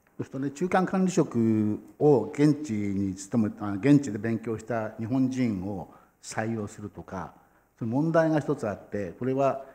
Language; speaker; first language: Japanese; native; Japanese